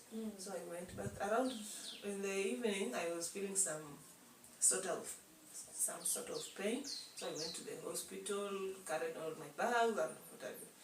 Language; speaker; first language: English; non-native, local second language; Swahili